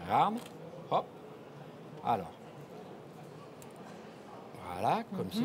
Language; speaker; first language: French; native; French